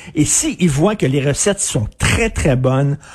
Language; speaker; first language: French; native; French